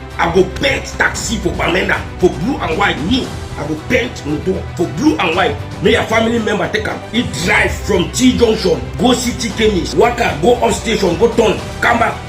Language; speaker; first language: Nigerian Pidgin; native; Nigerian Pidgin